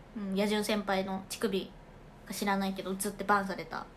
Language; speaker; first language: Japanese; native; Japanese